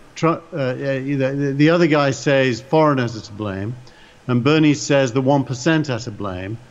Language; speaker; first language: English; native; English